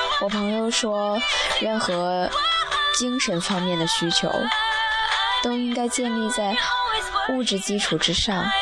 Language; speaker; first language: Chinese; native; Chinese